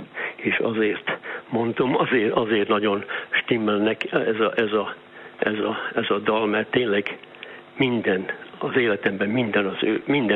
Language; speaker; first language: Hungarian; early bilingual, heritage; Hungarian